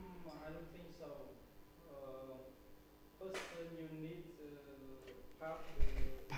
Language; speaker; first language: English; non-native, learner; Vietnamese